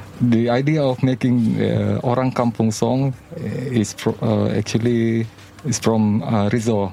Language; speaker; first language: English; non-native, learner; Malay